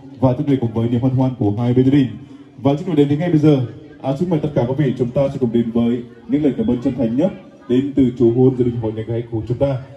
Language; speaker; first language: Vietnamese; non-native, local second language; Jarai